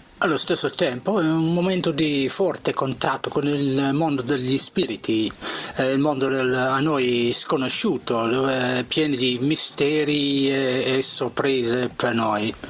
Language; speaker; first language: Italian; non-native, fluent; English